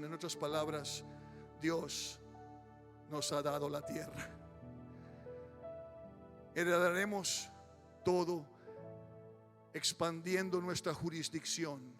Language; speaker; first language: Spanish; early bilingual, heritage; Spanish